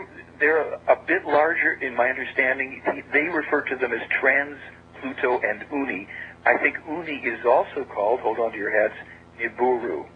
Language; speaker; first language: English; native; English